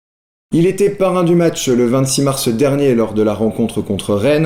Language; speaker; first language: French; native; French